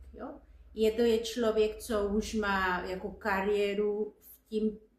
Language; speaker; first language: Czech; non-native, fluent; Spanish